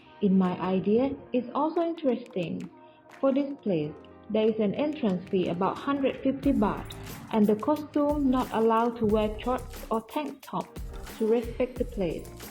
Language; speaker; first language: English; non-native, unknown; Thai